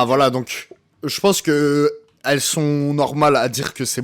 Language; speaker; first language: French; native; French